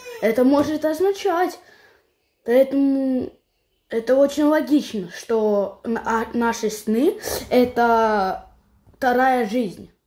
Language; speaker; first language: Russian; early bilingual, heritage; Russian